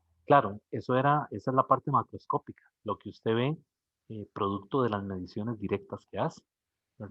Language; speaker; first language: Spanish; native; Spanish